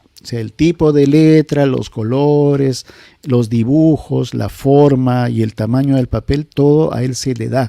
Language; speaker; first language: Spanish; native; Spanish